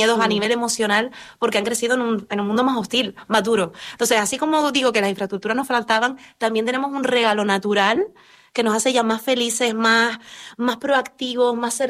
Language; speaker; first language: Spanish; native; Spanish